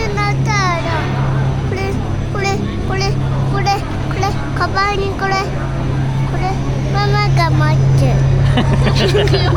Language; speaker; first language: Japanese; early bilingual, other home language; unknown